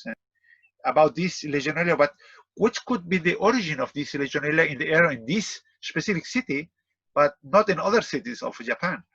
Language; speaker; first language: English; non-native, fluent; Spanish